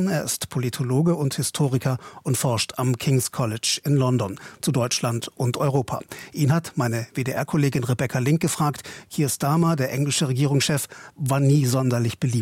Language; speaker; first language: German; native; German